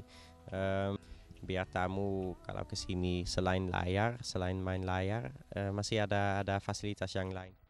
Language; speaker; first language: Indonesian; non-native, fluent; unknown